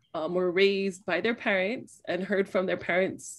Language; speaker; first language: English; native; English